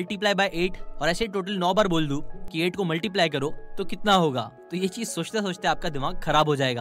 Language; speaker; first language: Hindi; native; Hindi